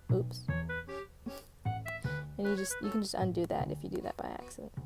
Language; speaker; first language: English; native; English